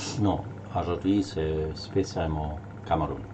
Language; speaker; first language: French; non-native, learner; German